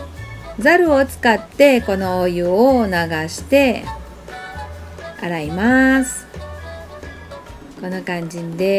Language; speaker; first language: Japanese; non-native, fluent; Filipino